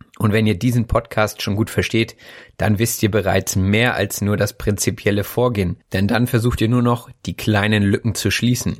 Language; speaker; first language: German; native; German